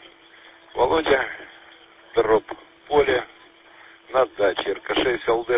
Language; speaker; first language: Russian; native; Russian